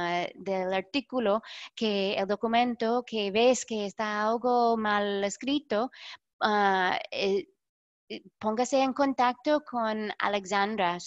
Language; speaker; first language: Spanish; non-native, fluent; English